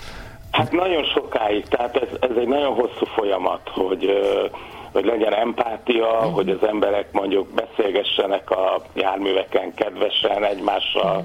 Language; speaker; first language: Hungarian; native; Hungarian